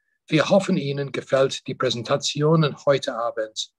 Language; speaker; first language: German; non-native, fluent; English